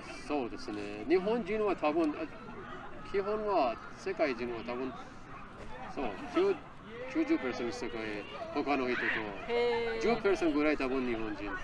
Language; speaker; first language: Japanese; non-native, learner; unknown